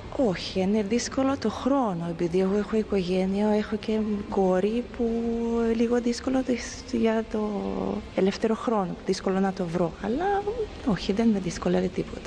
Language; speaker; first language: Greek; non-native, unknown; Ukrainian